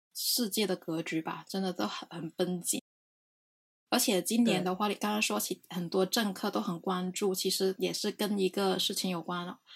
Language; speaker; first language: Chinese; non-native, local second language; Cantonese